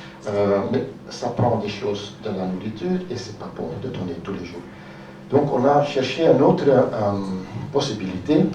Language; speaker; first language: French; non-native, local second language; Dutch